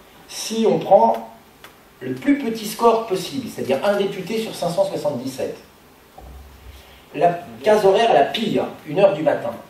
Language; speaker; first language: French; native; French